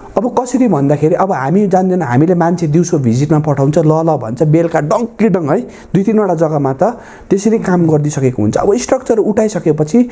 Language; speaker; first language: Nepali; native; Nepali